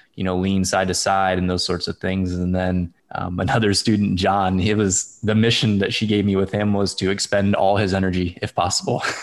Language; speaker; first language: English; native; English